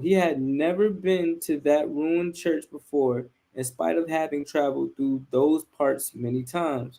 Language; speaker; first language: English; native; English